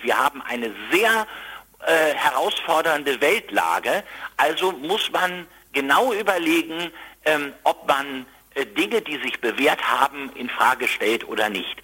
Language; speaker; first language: German; native; German